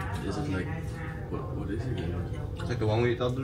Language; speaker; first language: English; non-native, learner; Korean